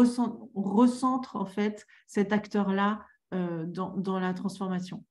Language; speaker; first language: French; native; French